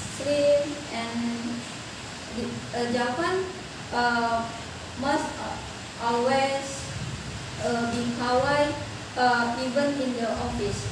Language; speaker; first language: English; non-native, learner; Indonesian